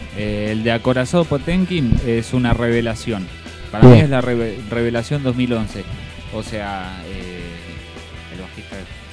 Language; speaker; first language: Spanish; native; Spanish